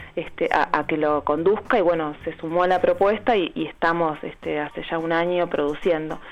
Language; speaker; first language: Spanish; native; Spanish